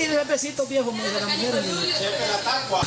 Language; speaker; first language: Spanish; native; Spanish